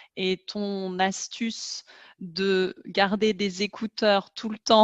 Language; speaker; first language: French; native; French